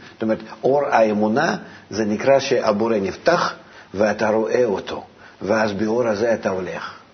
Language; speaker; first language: Hebrew; non-native, fluent; Russian